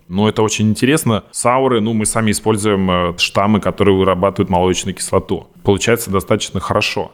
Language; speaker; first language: Russian; native; Russian